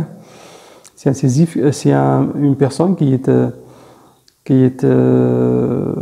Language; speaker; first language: French; non-native, fluent; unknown